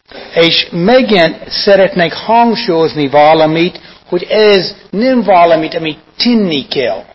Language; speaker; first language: Hungarian; non-native, fluent; English